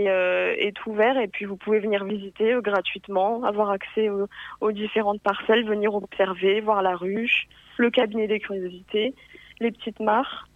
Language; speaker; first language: French; native; French